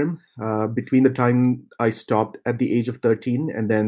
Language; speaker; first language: English; non-native, local second language; Malayalam